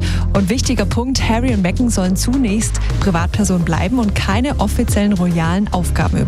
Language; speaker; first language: German; native; German